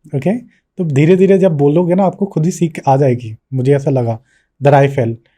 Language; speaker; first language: Hindi; non-native, local second language; Bangla